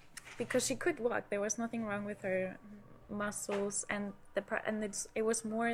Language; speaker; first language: English; non-native, fluent; Icelandic